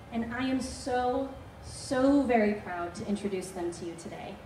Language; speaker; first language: English; native; English